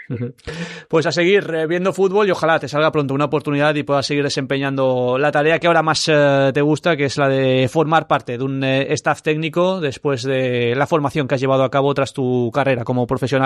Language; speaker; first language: Spanish; native; Spanish